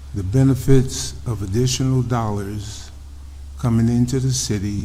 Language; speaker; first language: English; native; English